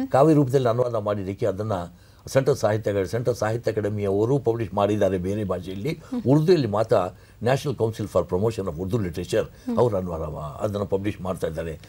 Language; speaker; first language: Kannada; non-native, local second language; Urdu